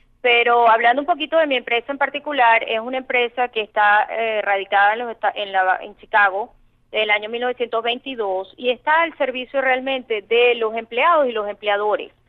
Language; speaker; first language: Spanish; native; Spanish